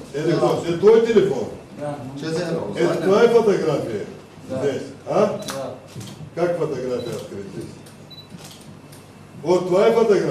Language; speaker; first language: Russian; non-native, fluent; Azerbaijani